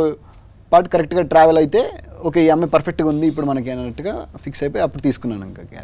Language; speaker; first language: Telugu; native; Telugu